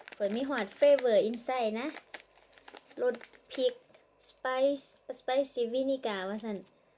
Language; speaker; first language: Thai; native; Thai